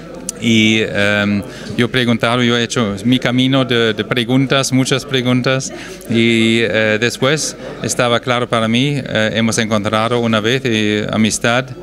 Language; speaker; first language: Spanish; non-native, fluent; German